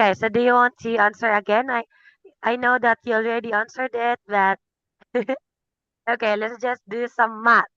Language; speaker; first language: English; non-native, fluent; Filipino